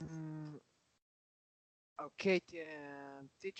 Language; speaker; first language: English; non-native, learner; Spanish